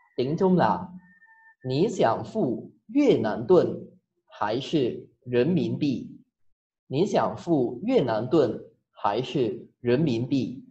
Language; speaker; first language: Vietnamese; non-native, fluent; Cantonese